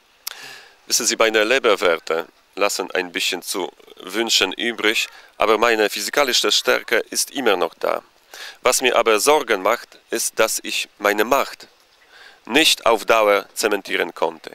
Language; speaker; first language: German; non-native, fluent; Polish